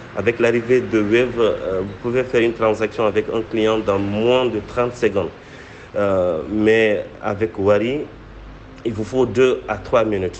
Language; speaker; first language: French; non-native, local second language; Wolof